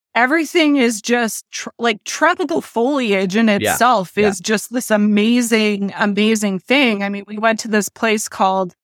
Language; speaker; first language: English; native; English